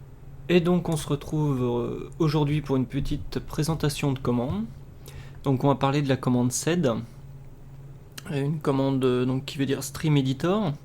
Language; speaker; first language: French; native; French